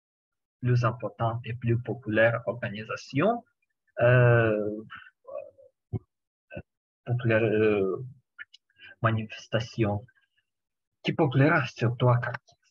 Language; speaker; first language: French; non-native, learner; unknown